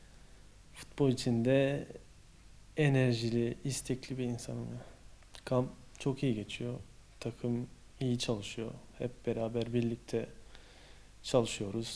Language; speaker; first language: Turkish; early bilingual, heritage; Turkish